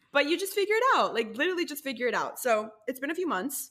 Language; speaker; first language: English; non-native, fluent; Spanish